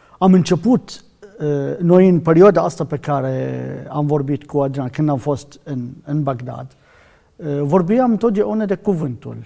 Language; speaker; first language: Romanian; non-native, learner; Arabic